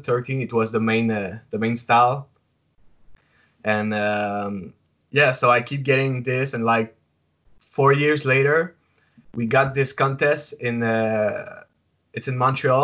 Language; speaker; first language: English; non-native, fluent; French